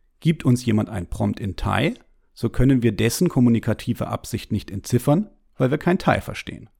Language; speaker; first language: German; native; German